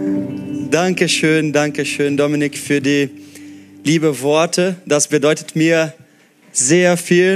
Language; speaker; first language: German; non-native, fluent; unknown